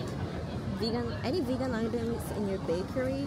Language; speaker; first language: English; non-native, learner; Korean